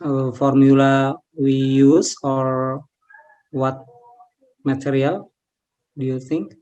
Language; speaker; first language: English; non-native, learner; Indonesian